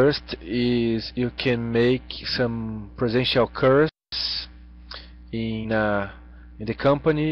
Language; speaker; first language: English; non-native, learner; Portuguese